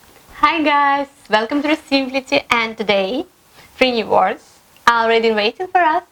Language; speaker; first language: English; non-native, fluent; Russian